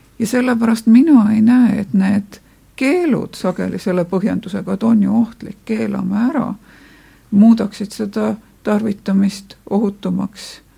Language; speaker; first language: Estonian; native; Estonian